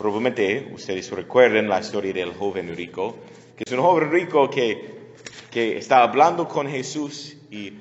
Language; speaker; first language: Spanish; non-native, learner; English